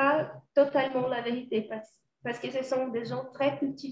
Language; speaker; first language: French; non-native, fluent; Portuguese